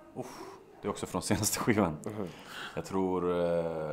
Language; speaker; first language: Swedish; native; Swedish